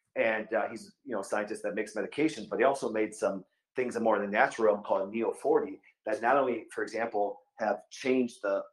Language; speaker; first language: English; native; English